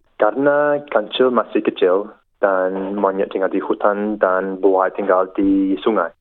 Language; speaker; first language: Indonesian; non-native, learner; English